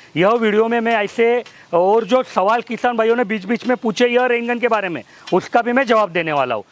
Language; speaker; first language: Hindi; non-native, local second language; Marathi